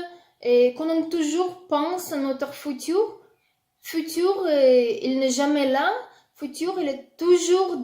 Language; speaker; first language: French; non-native, learner; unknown